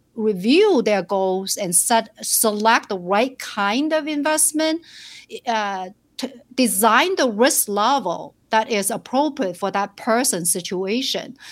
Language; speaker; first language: English; non-native, fluent; Chinese